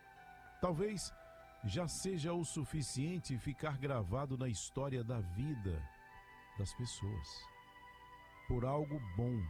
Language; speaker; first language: Portuguese; native; Portuguese